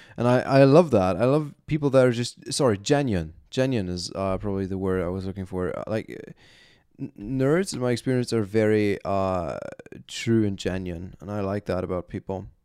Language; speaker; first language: English; non-native, fluent; German